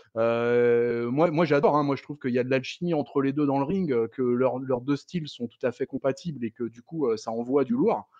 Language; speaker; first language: French; native; French